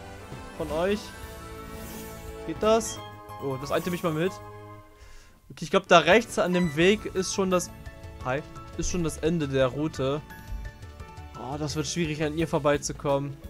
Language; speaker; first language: German; native; German